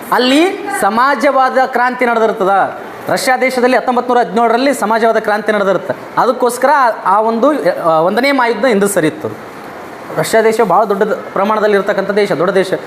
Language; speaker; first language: Kannada; native; Kannada